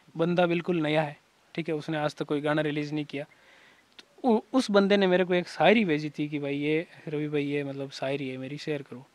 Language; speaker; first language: Hindi; native; Hindi